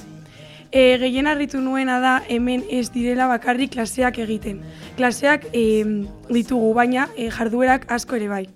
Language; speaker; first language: Basque; non-native, local second language; Spanish